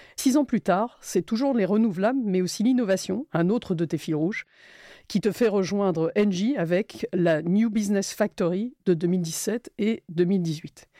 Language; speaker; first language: French; native; French